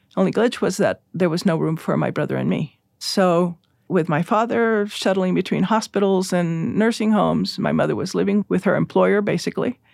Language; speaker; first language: English; early bilingual, other home language; Spanish